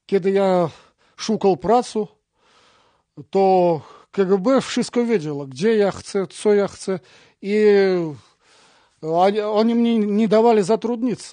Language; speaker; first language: Polish; non-native, learner; Russian